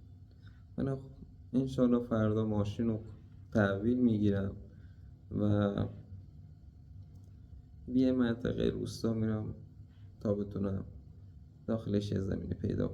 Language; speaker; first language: Persian; native; Persian